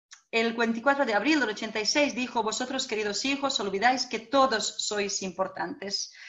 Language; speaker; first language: Spanish; non-native, fluent; Croatian